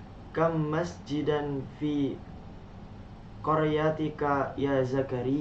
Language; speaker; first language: Arabic; non-native, learner; Indonesian